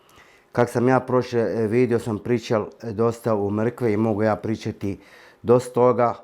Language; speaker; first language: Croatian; non-native, fluent; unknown